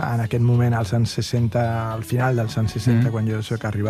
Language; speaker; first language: Catalan; non-native, local second language; Spanish